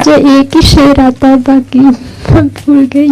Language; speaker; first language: Urdu; native; Urdu